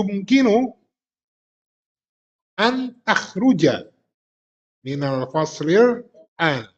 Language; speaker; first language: Arabic; non-native, fluent; Indonesian